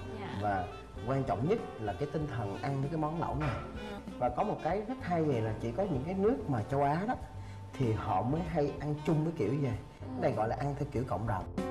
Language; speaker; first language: Vietnamese; native; Vietnamese